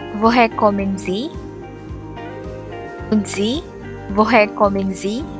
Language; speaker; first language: German; non-native, fluent; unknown